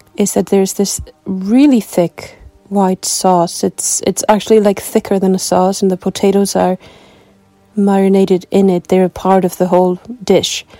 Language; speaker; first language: English; non-native, fluent; Icelandic